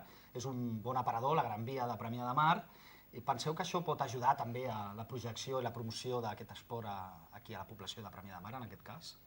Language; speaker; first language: Catalan; native; Catalan